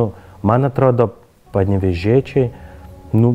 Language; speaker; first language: Lithuanian; non-native, learner; Ukrainian